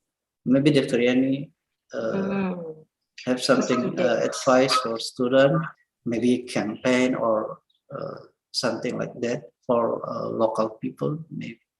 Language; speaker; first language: English; non-native, learner; Indonesian